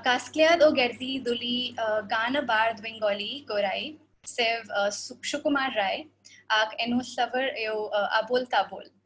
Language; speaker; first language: Welsh; non-native, fluent; Hindi